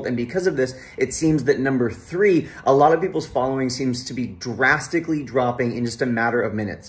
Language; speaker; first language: English; native; English